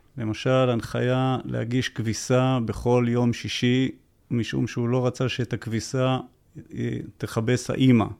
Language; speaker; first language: Hebrew; native; Hebrew